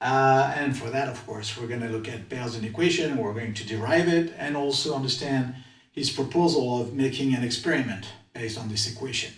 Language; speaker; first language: English; non-native, fluent; French